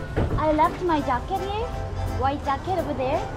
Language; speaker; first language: English; non-native, learner; Korean